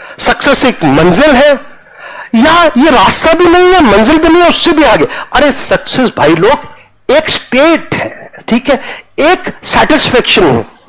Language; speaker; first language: Hindi; non-native, local second language; Punjabi